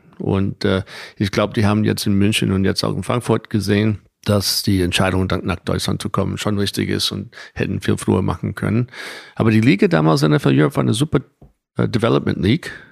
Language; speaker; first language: German; non-native, fluent; English